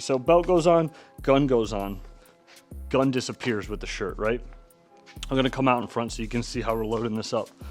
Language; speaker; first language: English; native; English